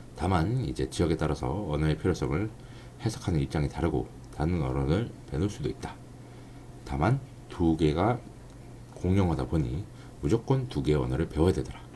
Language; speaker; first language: Korean; native; Korean